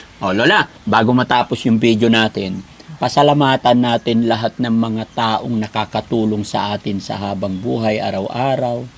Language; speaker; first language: Filipino; non-native, local second language; Pangasinan